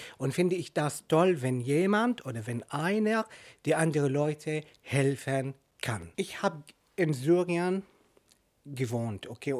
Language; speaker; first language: German; non-native, fluent; Arabic